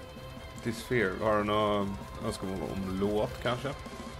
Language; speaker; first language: Swedish; native; Swedish